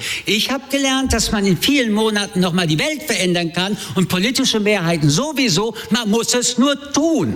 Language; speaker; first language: German; early bilingual, other home language; French